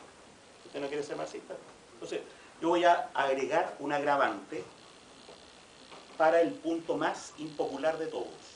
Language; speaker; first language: Spanish; native; Spanish